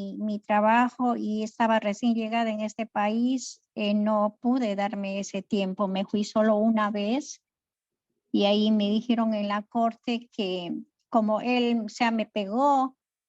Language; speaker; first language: Spanish; native; Spanish